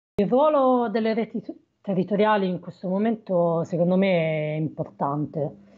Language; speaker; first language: Italian; native; Italian